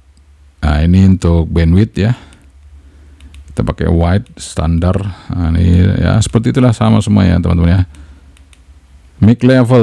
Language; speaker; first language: Indonesian; native; Indonesian